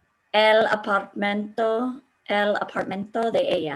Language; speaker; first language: Spanish; non-native, learner; English